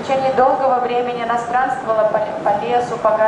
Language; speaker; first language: Russian; native; Russian